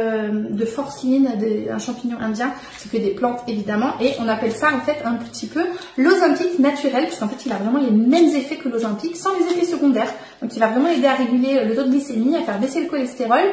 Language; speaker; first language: French; native; French